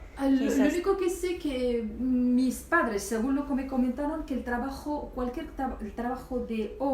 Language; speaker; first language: Spanish; non-native, local second language; Arabic